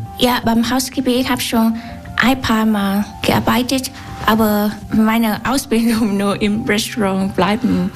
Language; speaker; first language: German; non-native, learner; Vietnamese